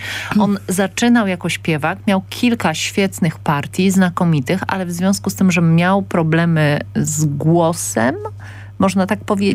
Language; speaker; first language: Polish; native; Polish